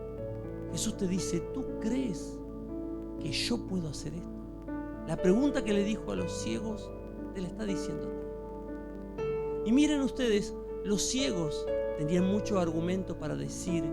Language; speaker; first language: Spanish; native; Spanish